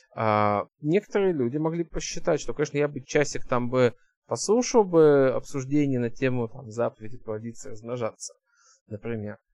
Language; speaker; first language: Russian; early bilingual, heritage; Russian